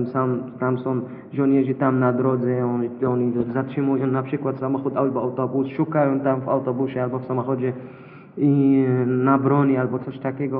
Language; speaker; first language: Polish; non-native, learner; Arabic